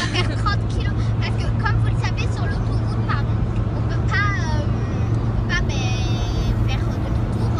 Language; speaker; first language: French; native; French